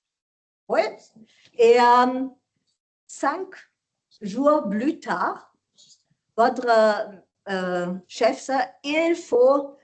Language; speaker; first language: French; non-native, learner; German